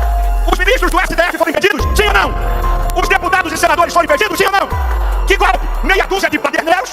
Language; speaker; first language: Portuguese; native; Portuguese